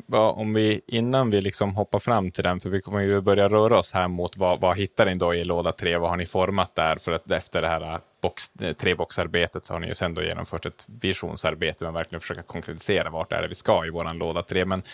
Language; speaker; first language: Swedish; native; Swedish